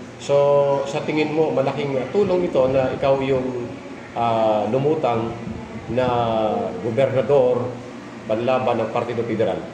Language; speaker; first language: Filipino; native; Filipino